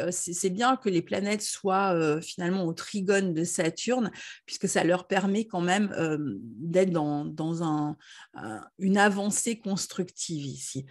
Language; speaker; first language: French; native; French